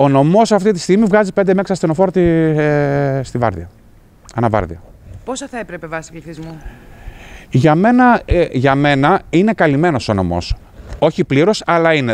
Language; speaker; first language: Greek; native; Greek